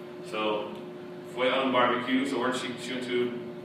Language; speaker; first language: Spanish; non-native, fluent; English